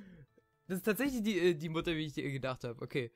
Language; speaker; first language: German; native; German